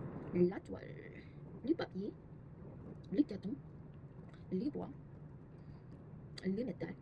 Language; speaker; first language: French; non-native, learner; Korean